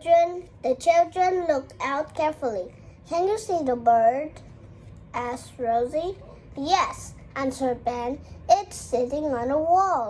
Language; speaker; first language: English; non-native, learner; Vietnamese